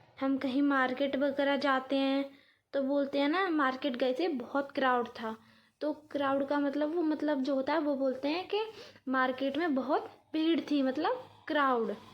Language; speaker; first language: Hindi; native; Hindi